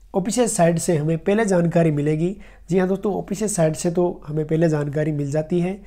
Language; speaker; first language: Hindi; native; Hindi